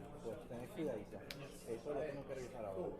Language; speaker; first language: Spanish; native; Spanish